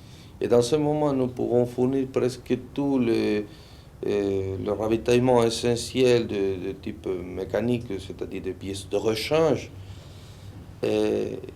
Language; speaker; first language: French; non-native, fluent; Spanish